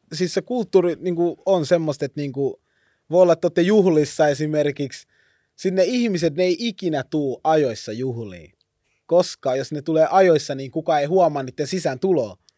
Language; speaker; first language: Finnish; early bilingual, other home language; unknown